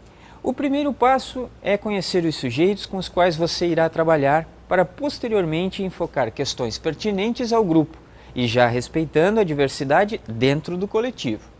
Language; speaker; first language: Portuguese; native; Portuguese